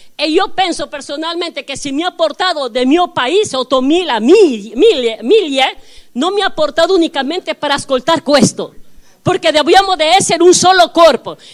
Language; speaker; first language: Italian; non-native, learner; Spanish